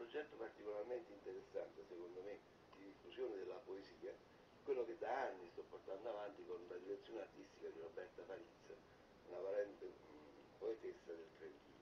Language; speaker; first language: Italian; native; Italian